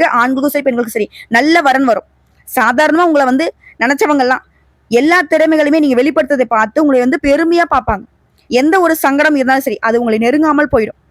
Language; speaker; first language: Tamil; native; Tamil